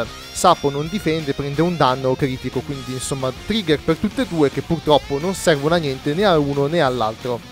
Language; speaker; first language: Italian; native; Italian